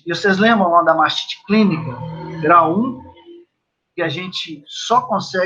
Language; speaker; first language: Portuguese; native; Portuguese